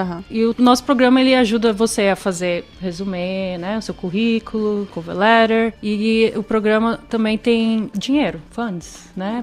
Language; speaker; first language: Portuguese; native; Portuguese